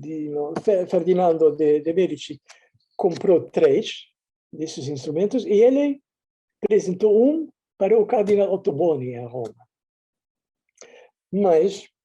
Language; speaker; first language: Portuguese; non-native, fluent; Dutch